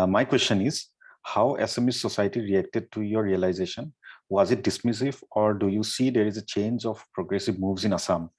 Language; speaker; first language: English; non-native, local second language; Assamese